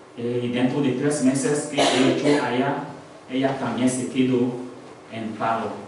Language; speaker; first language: Spanish; non-native, learner; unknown